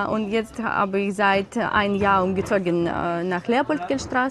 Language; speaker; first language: German; non-native, learner; Ukrainian